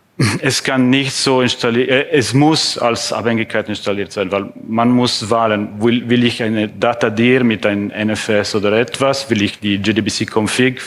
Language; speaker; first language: German; non-native, fluent; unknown